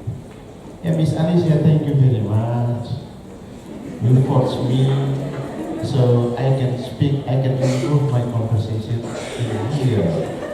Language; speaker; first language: English; non-native, learner; Indonesian